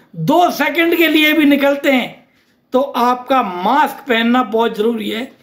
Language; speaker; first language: Hindi; native; Hindi